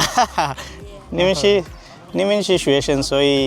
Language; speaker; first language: Chinese; non-native, learner; Bangla